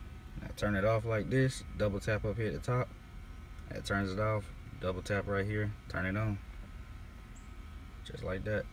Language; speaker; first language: English; native; English